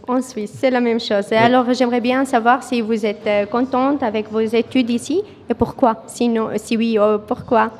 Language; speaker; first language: French; non-native, fluent; Arabic